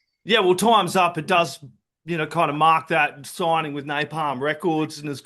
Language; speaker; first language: English; native; English